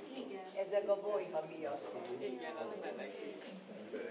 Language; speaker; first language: Hungarian; native; Hungarian